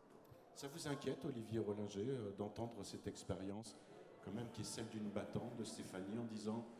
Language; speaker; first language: French; native; French